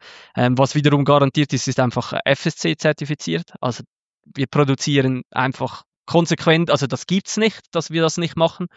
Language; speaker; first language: German; native; German